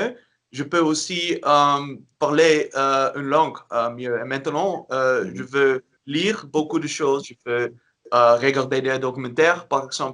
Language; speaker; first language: French; non-native, learner; Dutch